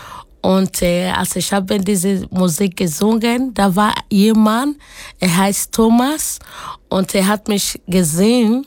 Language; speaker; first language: German; non-native, learner; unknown